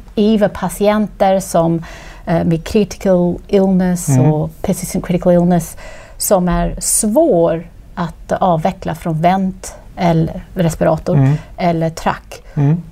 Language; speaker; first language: Swedish; non-native, fluent; English